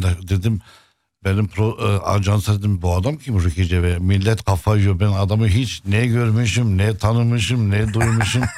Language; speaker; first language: Turkish; non-native, fluent; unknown